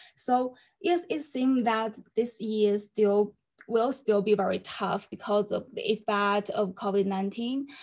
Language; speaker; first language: English; non-native, fluent; Chinese